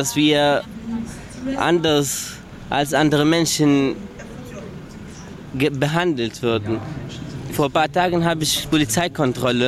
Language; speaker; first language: German; early bilingual, other home language; Arabic